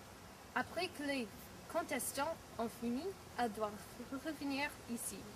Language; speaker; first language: French; non-native, learner; English